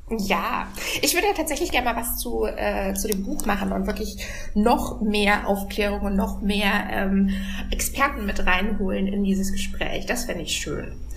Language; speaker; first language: German; native; German